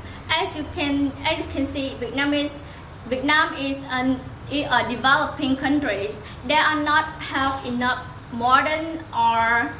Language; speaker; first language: English; non-native, learner; Vietnamese